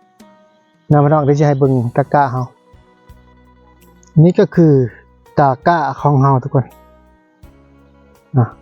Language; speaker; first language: Thai; non-native, local second language; Lao